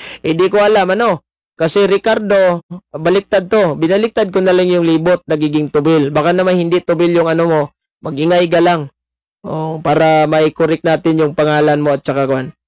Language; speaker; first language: Filipino; non-native, local second language; Cebuano